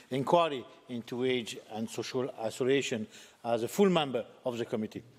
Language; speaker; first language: English; native; English